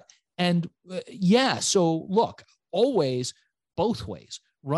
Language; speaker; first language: English; early bilingual, other home language; Persian